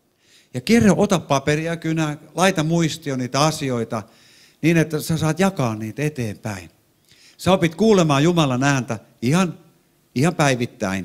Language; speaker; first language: Finnish; non-native, fluent; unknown